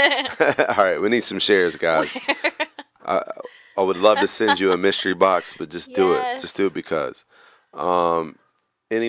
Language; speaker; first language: English; native; English